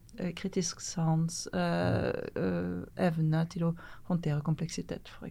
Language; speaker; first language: Norwegian; non-native, fluent; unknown